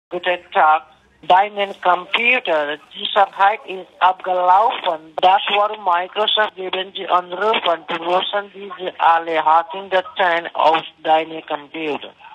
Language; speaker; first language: German; non-native, learner; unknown